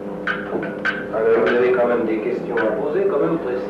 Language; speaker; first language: French; native; French